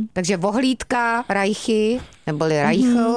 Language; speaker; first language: Czech; native; Czech